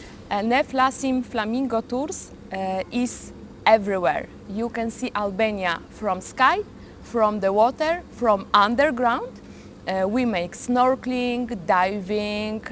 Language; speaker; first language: English; non-native, fluent; Polish